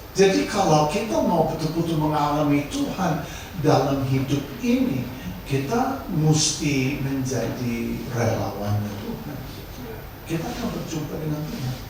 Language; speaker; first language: Indonesian; non-native, fluent; English